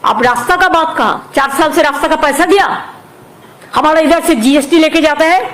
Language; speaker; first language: Hindi; non-native, local second language; Bangla